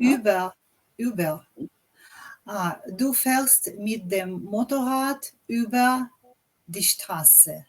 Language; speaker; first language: German; non-native, learner; English